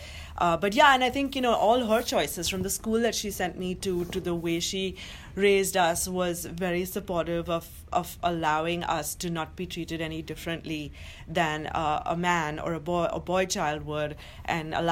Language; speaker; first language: English; non-native, local second language; Hindi